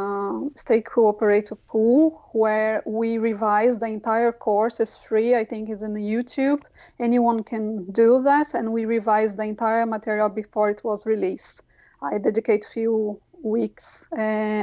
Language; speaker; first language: English; non-native, fluent; Portuguese